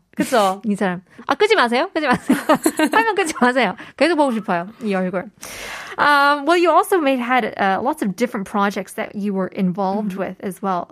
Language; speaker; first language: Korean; native; Korean